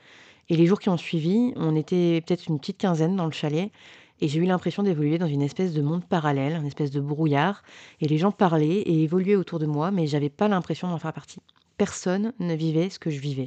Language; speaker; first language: French; native; French